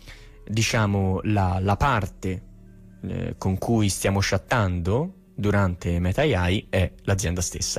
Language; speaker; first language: Italian; native; Italian